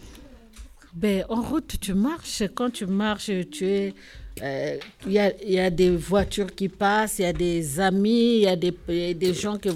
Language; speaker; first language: French; non-native, local second language; Lingala